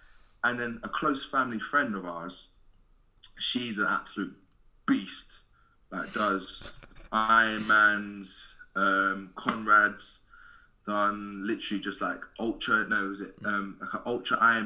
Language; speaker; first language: English; native; English